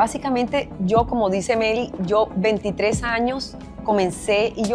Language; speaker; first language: Spanish; native; Spanish